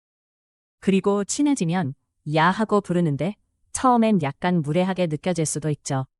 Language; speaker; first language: Korean; non-native, fluent; Chinese